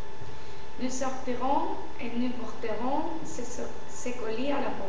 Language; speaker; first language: French; non-native, learner; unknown